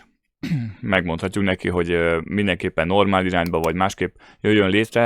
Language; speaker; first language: Hungarian; native; Hungarian